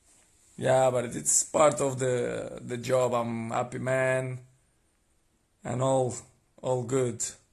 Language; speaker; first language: English; non-native, learner; Portuguese